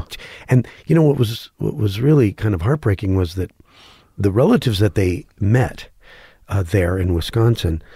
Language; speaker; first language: English; native; English